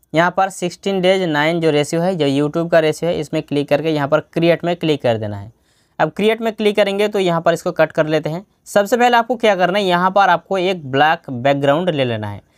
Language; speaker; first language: Hindi; non-native, local second language; Bangla